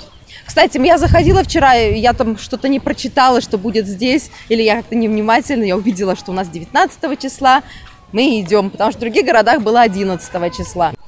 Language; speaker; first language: Russian; native; Russian